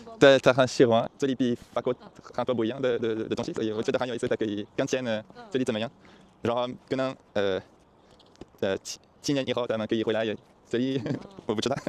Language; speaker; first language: Chinese; non-native, learner; French